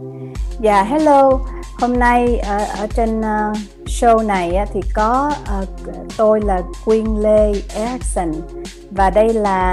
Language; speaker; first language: Vietnamese; native; Vietnamese